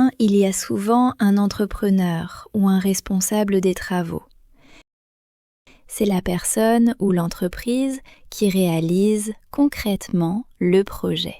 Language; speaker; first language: French; native; French